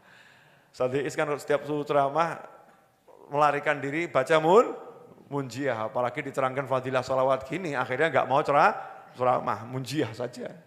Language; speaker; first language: Indonesian; native; Indonesian